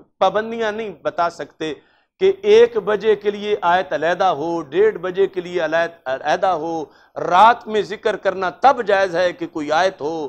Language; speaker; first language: Urdu; non-native, local second language; Punjabi